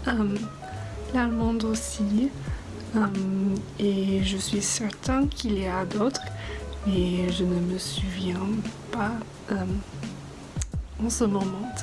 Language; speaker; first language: French; non-native, fluent; English